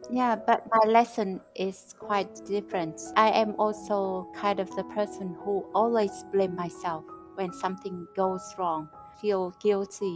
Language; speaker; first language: English; non-native, fluent; Vietnamese